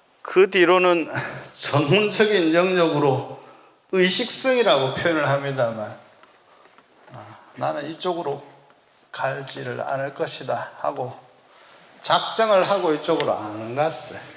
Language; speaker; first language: Korean; native; Korean